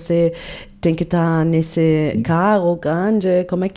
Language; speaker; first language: Portuguese; non-native, fluent; German